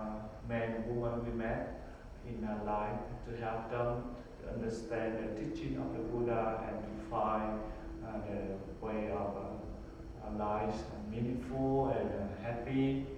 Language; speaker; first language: English; non-native, learner; Vietnamese